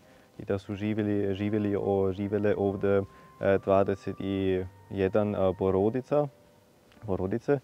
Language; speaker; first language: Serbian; non-native, fluent; German